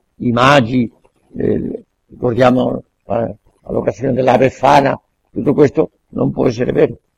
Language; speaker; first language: Italian; non-native, fluent; Spanish